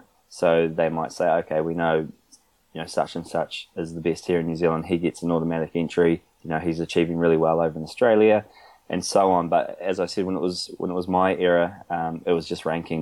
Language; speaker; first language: English; native; English